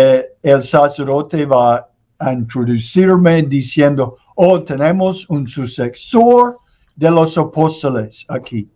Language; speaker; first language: Spanish; non-native, learner; English